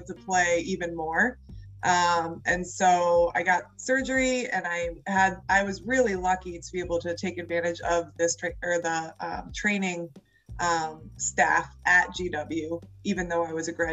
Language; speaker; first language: English; native; English